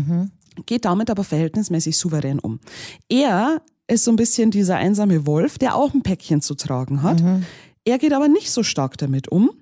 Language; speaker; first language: German; native; German